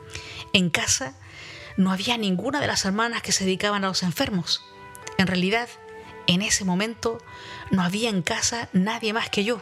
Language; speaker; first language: Spanish; native; Spanish